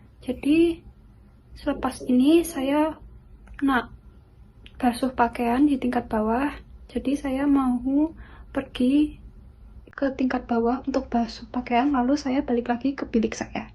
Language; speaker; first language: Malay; non-native, learner; Indonesian